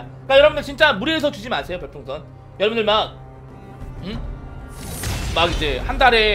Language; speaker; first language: Korean; native; Korean